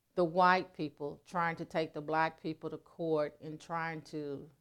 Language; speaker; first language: English; native; English